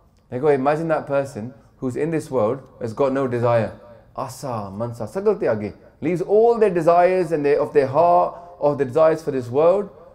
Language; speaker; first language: English; early bilingual, other home language; Punjabi